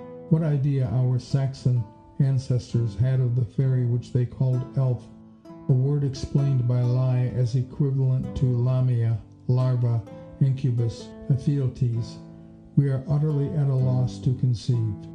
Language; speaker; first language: English; native; English